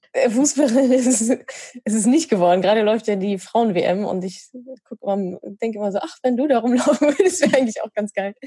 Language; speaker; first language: German; native; German